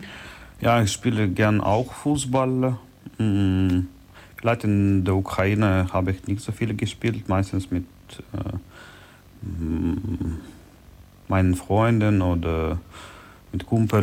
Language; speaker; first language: German; non-native, learner; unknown